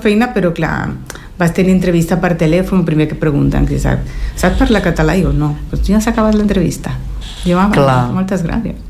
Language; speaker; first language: Catalan; early bilingual, heritage; Spanish